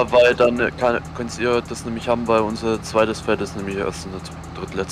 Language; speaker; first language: German; native; German